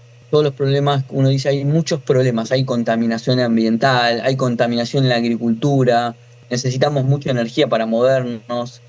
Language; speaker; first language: Spanish; native; Spanish